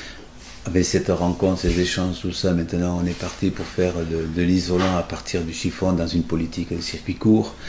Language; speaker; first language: French; native; French